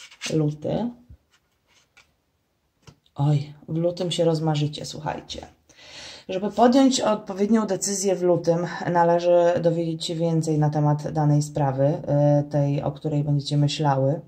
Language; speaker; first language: Polish; native; Polish